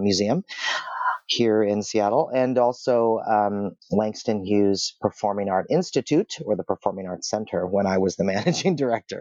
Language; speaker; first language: English; native; English